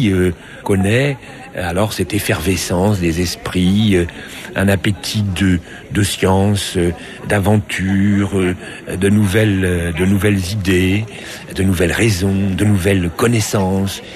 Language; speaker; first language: French; native; French